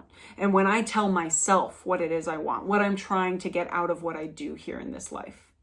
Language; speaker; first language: English; native; English